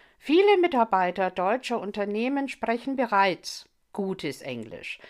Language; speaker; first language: German; non-native, fluent; English